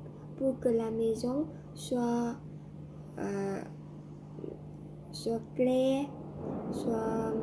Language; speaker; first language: French; non-native, learner; Vietnamese